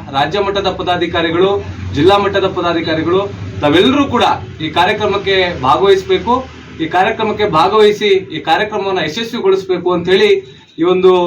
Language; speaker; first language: Kannada; non-native, local second language; Lambadi